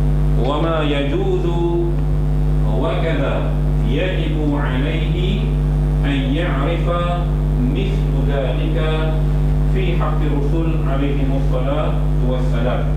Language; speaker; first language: Arabic; non-native, fluent; Malay